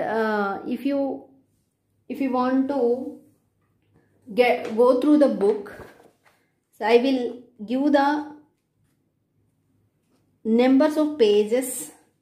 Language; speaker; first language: English; non-native, local second language; Telugu